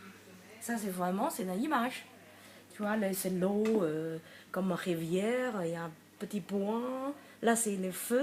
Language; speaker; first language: French; non-native, learner; Chinese